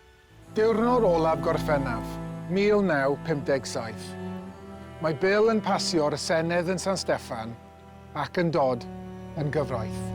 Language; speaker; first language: Welsh; non-native, local second language; English